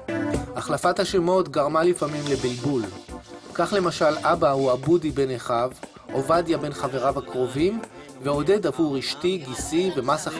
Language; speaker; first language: Hebrew; native; Hebrew